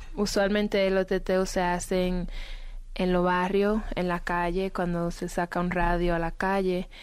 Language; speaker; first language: Spanish; native; Spanish